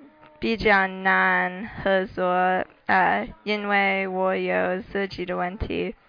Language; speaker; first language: Chinese; non-native, learner; English